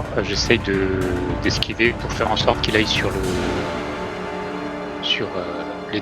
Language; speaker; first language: French; native; French